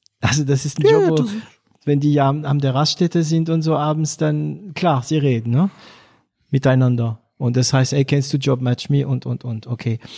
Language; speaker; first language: German; non-native, fluent; French